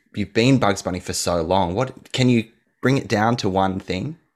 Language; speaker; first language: English; native; English